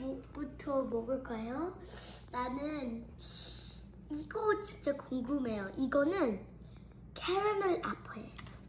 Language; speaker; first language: Korean; early bilingual, heritage; Korean